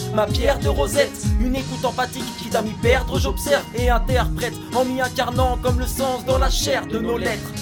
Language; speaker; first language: French; native; French